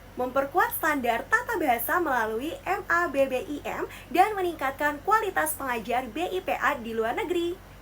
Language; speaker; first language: Indonesian; native; Indonesian